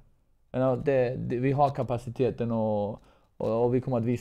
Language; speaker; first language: Swedish; non-native, fluent; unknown